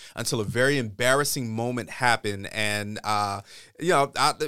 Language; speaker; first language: English; native; English